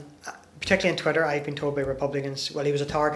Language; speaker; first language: English; native; English